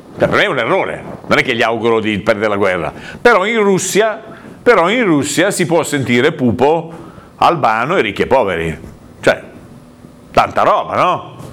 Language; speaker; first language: Italian; native; Italian